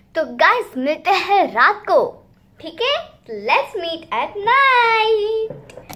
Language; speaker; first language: Hindi; non-native, local second language; Gujarati